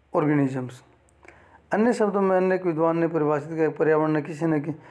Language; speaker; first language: Hindi; native; Hindi